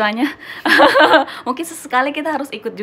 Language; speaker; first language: Indonesian; native; Indonesian